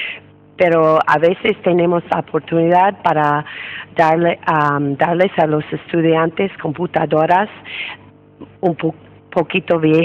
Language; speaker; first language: Spanish; non-native, fluent; English